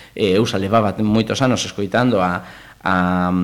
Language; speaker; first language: Galician; native; Galician